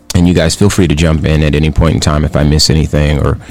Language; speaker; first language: English; native; English